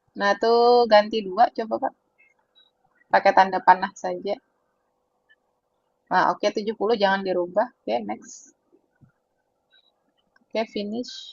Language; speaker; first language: Indonesian; native; Indonesian